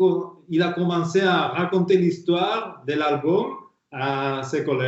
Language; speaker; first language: French; non-native, fluent; Spanish